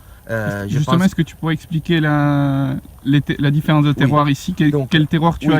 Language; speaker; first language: French; native; French